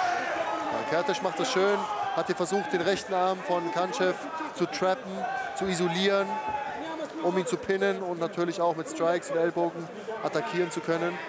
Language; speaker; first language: German; native; German